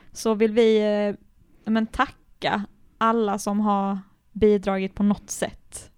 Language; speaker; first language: Swedish; native; Swedish